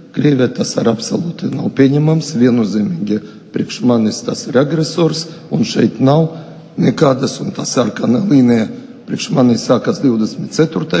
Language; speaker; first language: Latvian; non-native, local second language; Russian